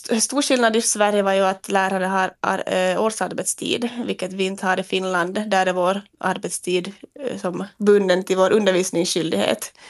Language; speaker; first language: Swedish; native; Swedish